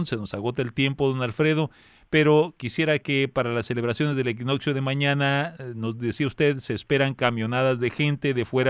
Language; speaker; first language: Spanish; native; Spanish